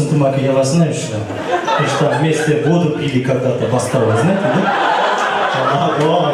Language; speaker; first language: Russian; non-native, local second language; Kazakh